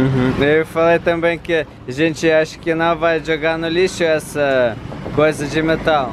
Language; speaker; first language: Portuguese; non-native, learner; Russian